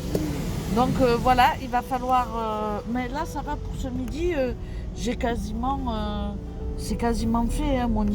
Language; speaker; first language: French; native; French